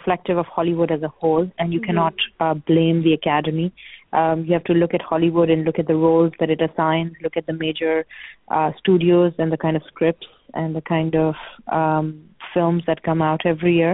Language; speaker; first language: English; non-native, local second language; Urdu